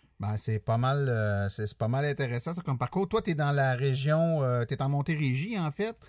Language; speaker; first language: French; native; French